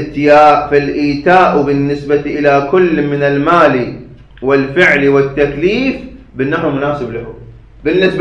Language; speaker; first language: Arabic; native; Arabic